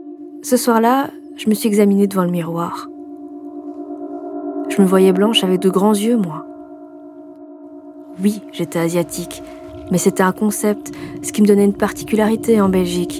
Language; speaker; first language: French; native; French